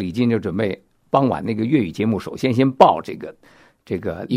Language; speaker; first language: Chinese; native; Chinese